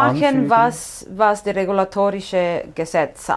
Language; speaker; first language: German; non-native, fluent; Italian